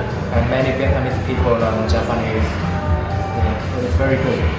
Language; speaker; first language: English; non-native, learner; Japanese